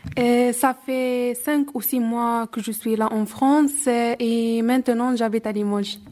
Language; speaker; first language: French; non-native, local second language; Arabic